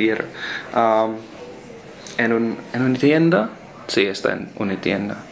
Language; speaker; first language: Spanish; non-native, learner; English